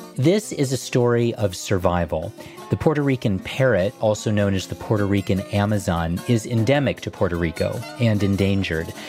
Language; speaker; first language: English; native; English